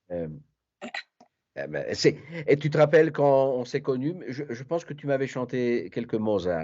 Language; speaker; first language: French; non-native, fluent; Italian